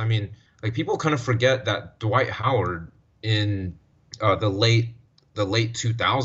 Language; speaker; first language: English; native; English